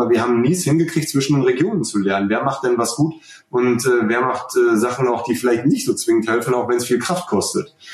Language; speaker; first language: German; native; German